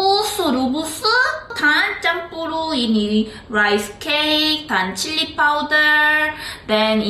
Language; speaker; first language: Indonesian; non-native, learner; Korean